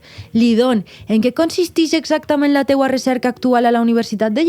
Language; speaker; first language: Catalan; native; Catalan